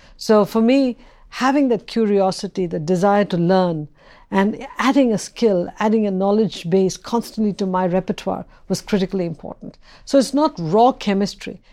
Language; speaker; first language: English; non-native, local second language; Tamil